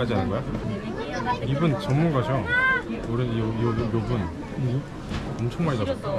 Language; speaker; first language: Korean; native; Korean